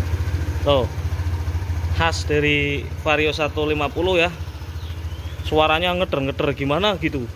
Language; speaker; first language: Indonesian; native; Indonesian